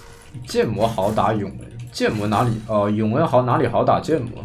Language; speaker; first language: Chinese; native; Chinese